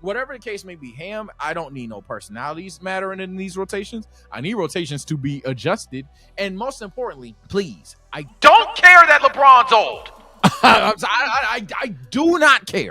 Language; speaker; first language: English; native; English